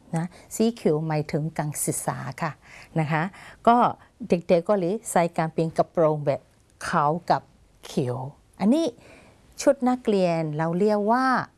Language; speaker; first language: Thai; non-native, fluent; Burmese